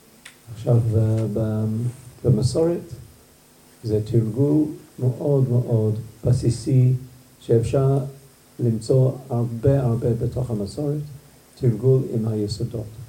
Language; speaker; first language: Hebrew; non-native, fluent; English